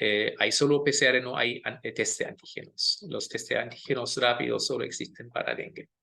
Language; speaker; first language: Spanish; non-native, fluent; German